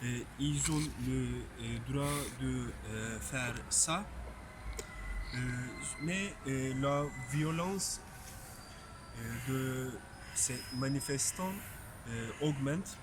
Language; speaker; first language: French; non-native, learner; Turkish